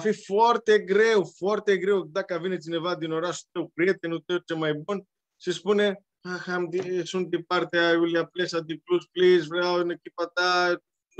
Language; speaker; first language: Romanian; non-native, learner; Greek